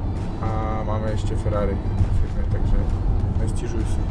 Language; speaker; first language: Czech; non-native, fluent; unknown